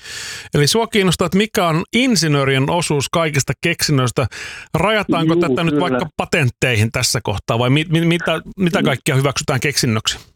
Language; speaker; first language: Finnish; native; Finnish